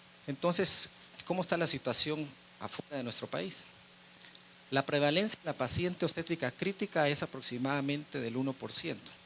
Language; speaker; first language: Spanish; native; Spanish